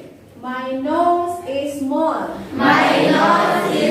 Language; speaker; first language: English; non-native, learner; Indonesian